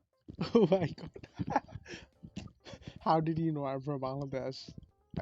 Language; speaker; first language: English; non-native, learner; Bangla